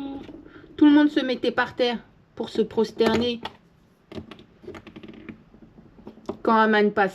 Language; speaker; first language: French; native; French